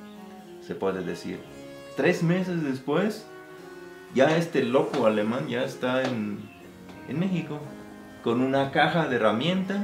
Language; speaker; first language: Spanish; non-native, fluent; German